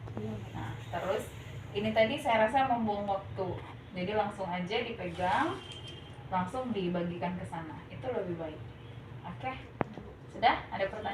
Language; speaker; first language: Indonesian; native; Indonesian